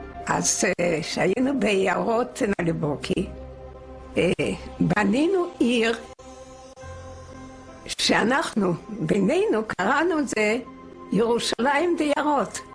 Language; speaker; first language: Hebrew; non-native, fluent; Yiddish